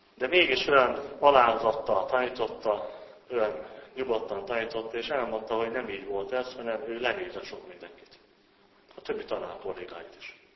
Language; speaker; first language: Hungarian; native; Hungarian